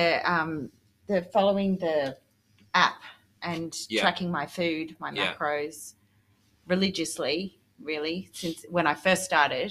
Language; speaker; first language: English; native; English